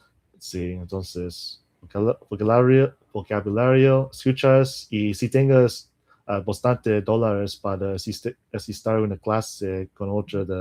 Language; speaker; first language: Spanish; non-native, learner; English